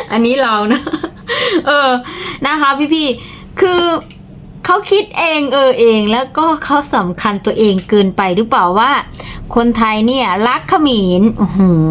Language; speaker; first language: Thai; native; Thai